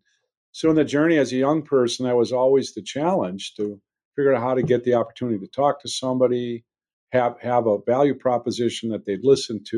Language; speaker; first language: English; native; English